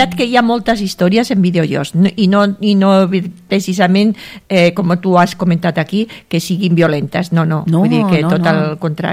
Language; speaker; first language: Catalan; native; Catalan